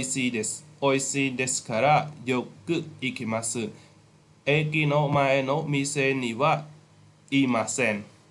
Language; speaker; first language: Japanese; non-native, fluent; Khmer